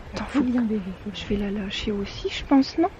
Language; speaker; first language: French; native; French